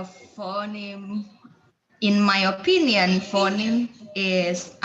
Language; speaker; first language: English; non-native, learner; Indonesian